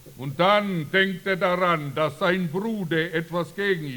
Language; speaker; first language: German; early bilingual, heritage; German